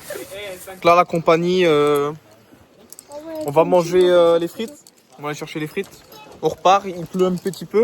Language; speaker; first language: French; native; French